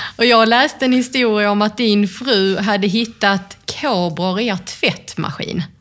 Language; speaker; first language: Swedish; native; Swedish